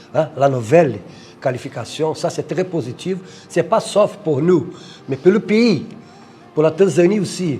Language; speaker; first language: French; non-native, fluent; Portuguese